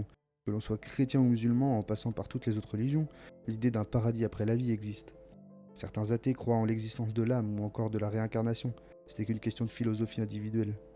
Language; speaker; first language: French; native; French